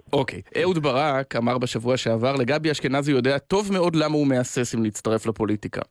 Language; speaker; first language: Hebrew; native; Hebrew